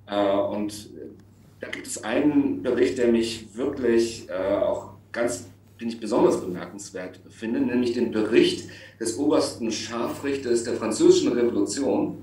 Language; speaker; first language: German; native; German